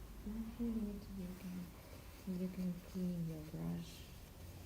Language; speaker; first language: English; non-native, learner; Russian